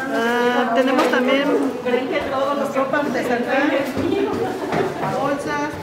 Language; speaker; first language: Spanish; native; Spanish